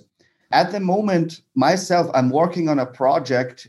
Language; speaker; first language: English; non-native, fluent; Arabic